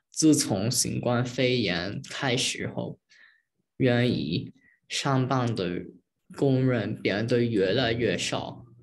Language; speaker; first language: Chinese; early bilingual, heritage; Chinese